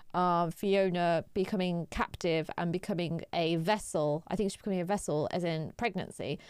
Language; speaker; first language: English; native; English